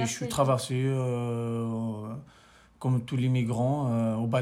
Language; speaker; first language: French; non-native, local second language; Arabic